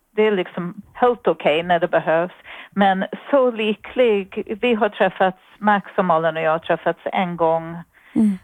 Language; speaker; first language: Swedish; non-native, fluent; English